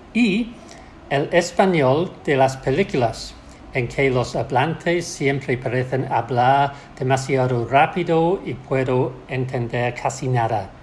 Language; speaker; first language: Spanish; non-native, learner; English